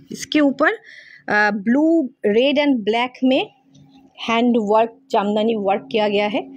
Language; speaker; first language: Hindi; non-native, local second language; Bangla